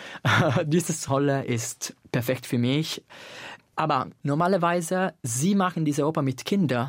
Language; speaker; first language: German; non-native, fluent; Italian